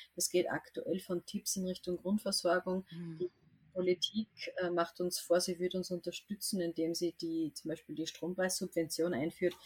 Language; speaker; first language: German; native; German